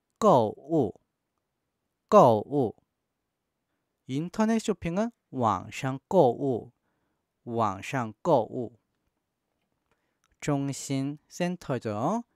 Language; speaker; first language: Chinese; non-native, fluent; Korean